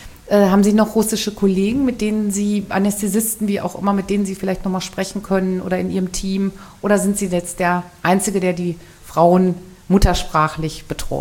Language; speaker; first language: German; native; German